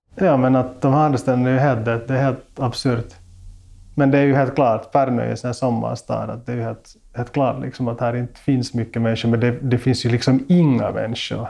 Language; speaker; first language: Swedish; native; Swedish